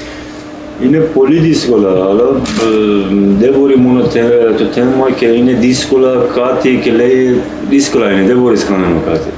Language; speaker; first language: Greek; non-native, learner; Persian